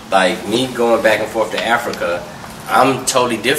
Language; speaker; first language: English; native; English